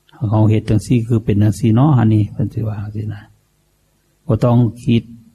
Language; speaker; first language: Thai; native; Thai